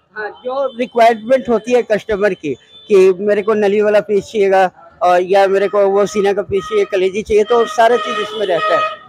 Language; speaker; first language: Hindi; native; Hindi